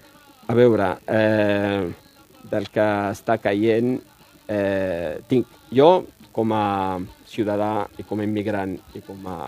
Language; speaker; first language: Catalan; non-native, fluent; Riffian